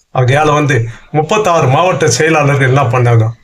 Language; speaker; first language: Tamil; native; Tamil